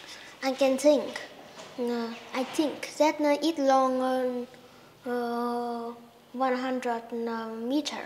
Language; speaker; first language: English; non-native, learner; Vietnamese